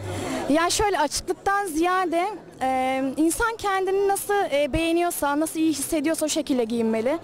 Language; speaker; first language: Turkish; native; Turkish